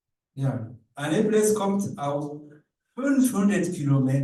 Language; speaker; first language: German; non-native, learner; Rundi